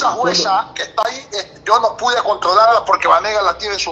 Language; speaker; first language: Spanish; native; Spanish